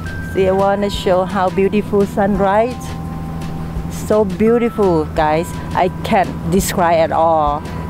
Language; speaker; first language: English; non-native, learner; Lao